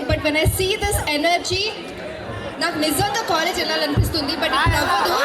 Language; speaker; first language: Telugu; non-native, fluent; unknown